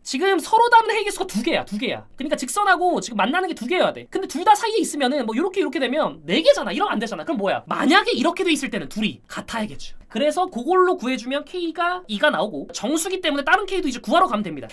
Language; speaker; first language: Korean; native; Korean